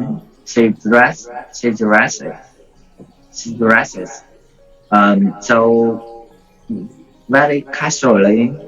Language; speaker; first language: English; non-native, learner; Vietnamese